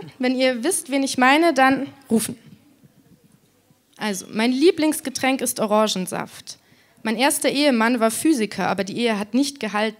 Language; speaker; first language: German; native; German